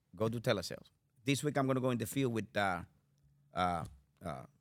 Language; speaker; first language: English; non-native, fluent; Spanish